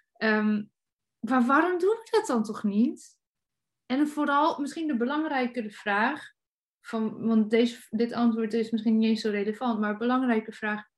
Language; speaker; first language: Dutch; native; Dutch